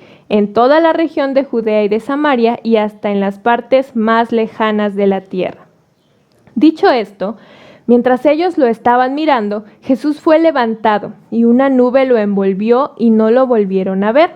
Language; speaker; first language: Spanish; native; Spanish